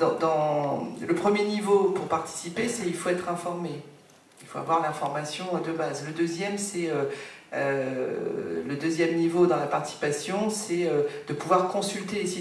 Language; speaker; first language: French; native; French